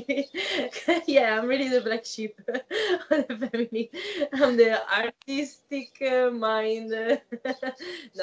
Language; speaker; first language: English; non-native, fluent; Italian